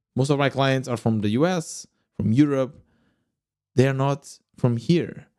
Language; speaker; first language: English; non-native, fluent; Portuguese